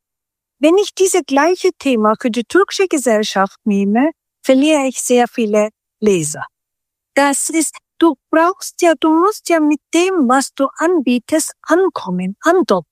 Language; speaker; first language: German; non-native, fluent; Turkish